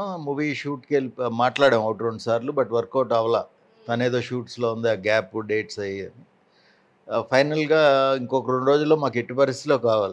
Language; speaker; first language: Telugu; native; Telugu